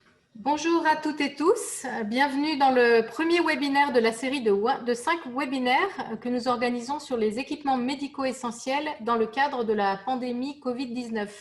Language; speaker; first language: French; native; French